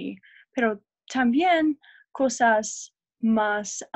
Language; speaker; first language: Spanish; non-native, learner; English